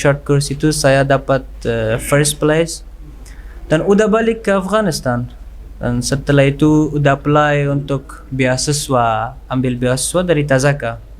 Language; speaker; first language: Indonesian; non-native, learner; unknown